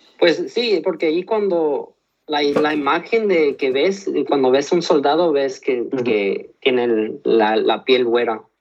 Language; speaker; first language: Spanish; early bilingual, heritage; Spanish